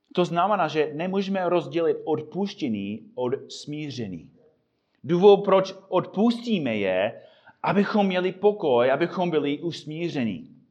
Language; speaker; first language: Czech; non-native, fluent; English